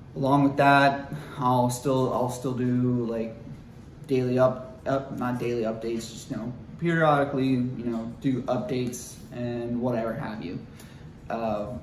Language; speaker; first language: English; native; English